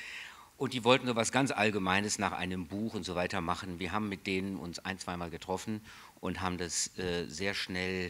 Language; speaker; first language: German; native; German